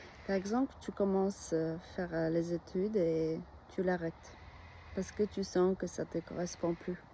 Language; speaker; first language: French; non-native, fluent; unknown